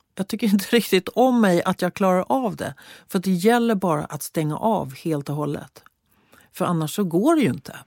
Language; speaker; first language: Swedish; native; Swedish